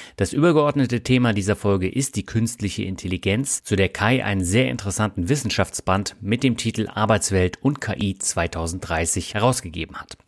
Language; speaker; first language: German; native; German